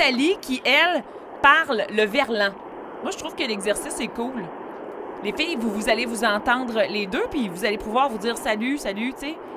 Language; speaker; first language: French; native; French